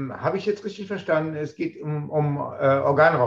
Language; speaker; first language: German; native; German